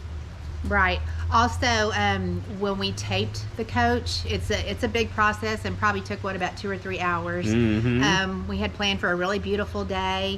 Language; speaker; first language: English; native; English